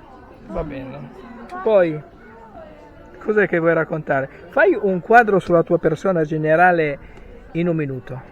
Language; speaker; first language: Italian; native; Italian